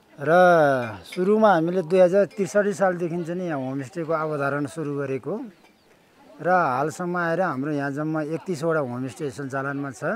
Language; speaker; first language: Nepali; non-native, local second language; Gurung